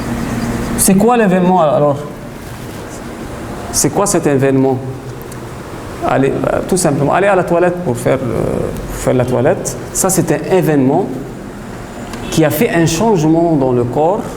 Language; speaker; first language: French; non-native, fluent; Arabic